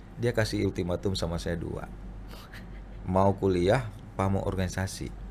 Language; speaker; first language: Indonesian; non-native, local second language; Minangkabau